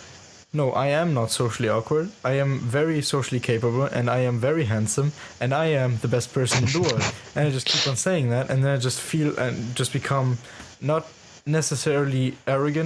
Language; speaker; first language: English; non-native, fluent; German